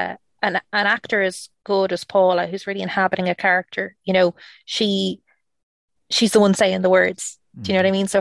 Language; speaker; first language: English; native; English